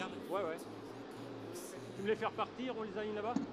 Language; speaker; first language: French; native; French